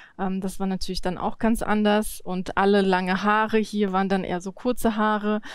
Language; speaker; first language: German; early bilingual, other home language; Russian